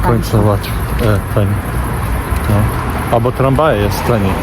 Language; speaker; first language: Polish; non-native, learner; Portuguese